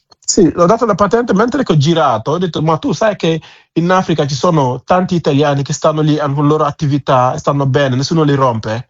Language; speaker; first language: Italian; non-native, fluent; Wolof